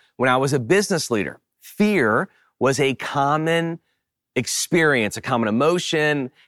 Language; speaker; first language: English; native; English